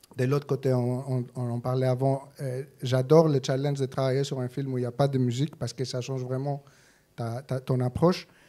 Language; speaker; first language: French; non-native, fluent; Greek